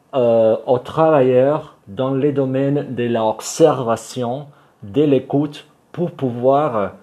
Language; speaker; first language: French; non-native, fluent; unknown